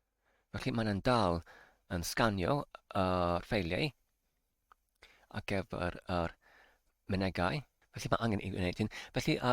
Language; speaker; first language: Welsh; non-native, learner; English